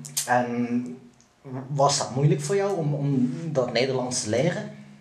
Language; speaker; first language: Dutch; native; Dutch